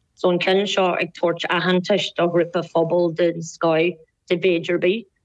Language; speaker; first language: Irish; native; Irish